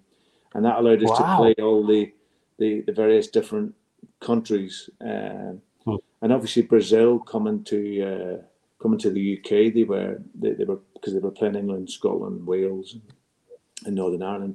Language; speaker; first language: English; native; English